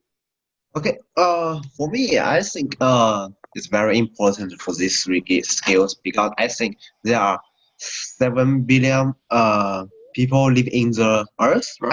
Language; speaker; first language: English; non-native, learner; Chinese